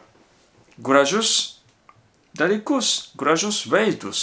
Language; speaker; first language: Lithuanian; non-native, learner; Japanese